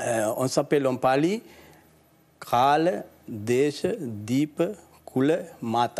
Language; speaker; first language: French; non-native, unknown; Sinhala